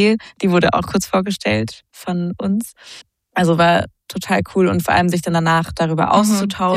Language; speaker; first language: German; native; German